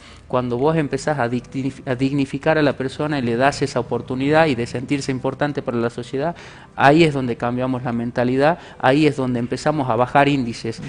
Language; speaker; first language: Spanish; native; Spanish